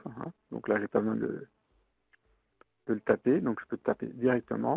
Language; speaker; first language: French; native; French